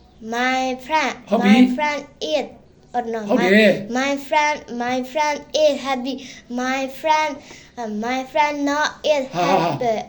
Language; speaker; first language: English; non-native, learner; Burmese